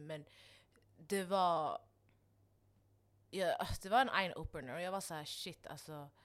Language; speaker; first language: Swedish; non-native, local second language; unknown